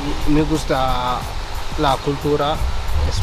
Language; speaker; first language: Spanish; non-native, learner; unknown